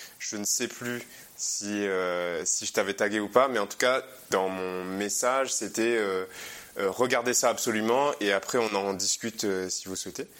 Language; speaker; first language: French; native; French